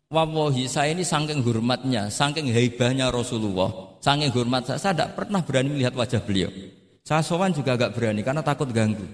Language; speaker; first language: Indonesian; non-native, local second language; Javanese